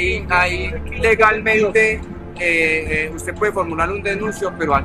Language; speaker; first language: Spanish; native; Spanish